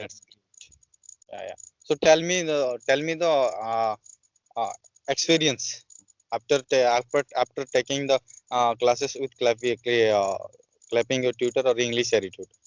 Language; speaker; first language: English; non-native, learner; Odia